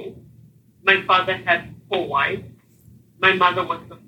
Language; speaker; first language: English; non-native, local second language; Shona